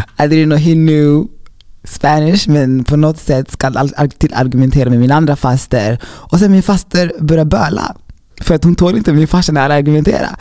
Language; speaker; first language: Swedish; early bilingual, other home language; Rundi